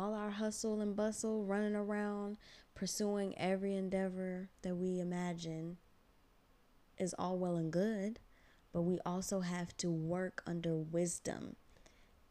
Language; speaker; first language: English; native; English